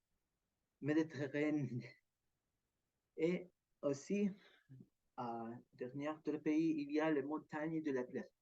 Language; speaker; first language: French; non-native, learner; Arabic